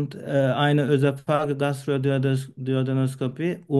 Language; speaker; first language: German; non-native, learner; Turkish